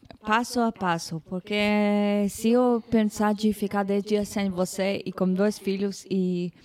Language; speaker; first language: Portuguese; non-native, fluent; Hebrew